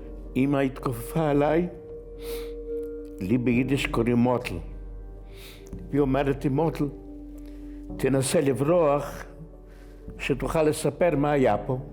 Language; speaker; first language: Hebrew; non-native, fluent; Yiddish